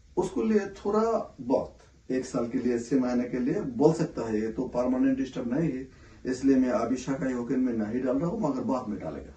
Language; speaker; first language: Hindi; non-native, local second language; Bangla